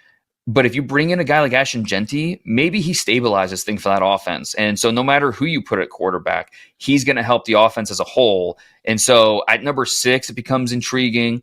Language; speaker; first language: English; native; English